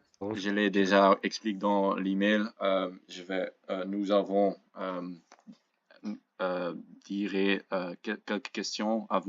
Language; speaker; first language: French; non-native, local second language; Dutch